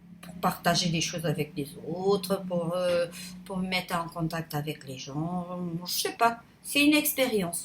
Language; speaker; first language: French; non-native, fluent; Portuguese